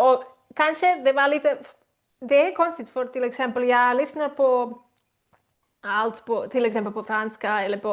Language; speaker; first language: Swedish; non-native, learner; Spanish